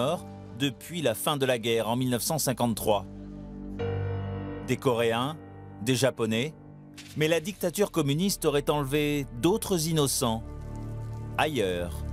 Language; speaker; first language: French; native; French